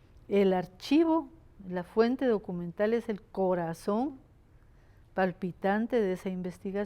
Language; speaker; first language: Spanish; native; Spanish